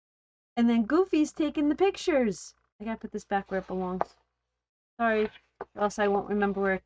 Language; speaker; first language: English; native; English